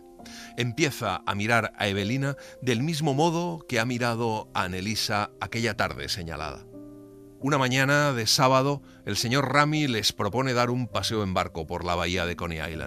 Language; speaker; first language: Spanish; native; Spanish